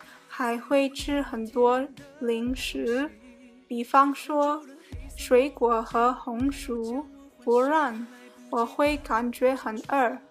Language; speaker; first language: Chinese; early bilingual, heritage; Chinese